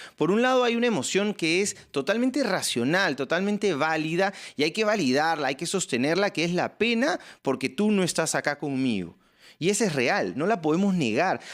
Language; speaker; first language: Spanish; native; Spanish